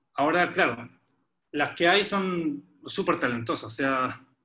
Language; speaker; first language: Spanish; native; Spanish